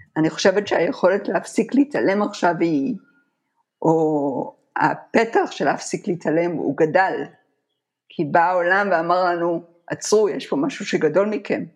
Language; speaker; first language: Hebrew; native; Hebrew